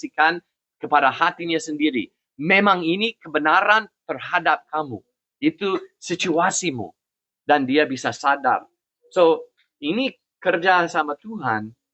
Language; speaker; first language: Indonesian; non-native, fluent; English